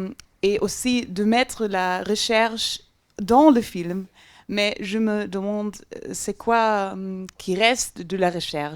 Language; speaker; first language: French; non-native, fluent; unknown